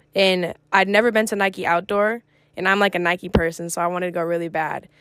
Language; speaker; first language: English; early bilingual, other home language; Greek